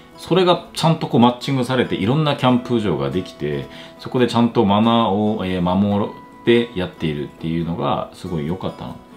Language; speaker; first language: Japanese; non-native, fluent; Korean